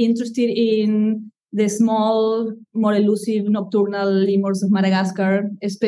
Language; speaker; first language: English; non-native, fluent; Spanish